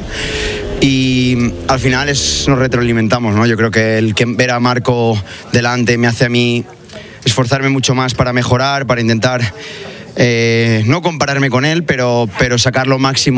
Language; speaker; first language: Spanish; native; Spanish